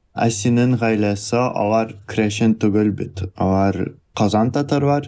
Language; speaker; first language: Tatar; early bilingual, heritage; Russian